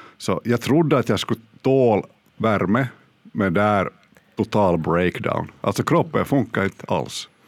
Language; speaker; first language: Swedish; native; Swedish